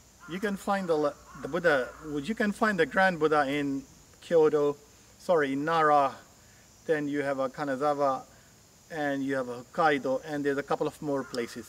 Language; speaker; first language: English; non-native, local second language; Urdu